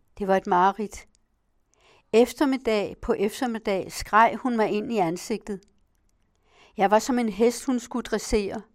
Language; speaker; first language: Danish; native; Danish